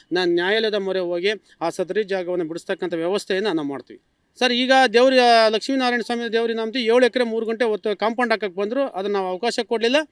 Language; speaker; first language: Kannada; native; Kannada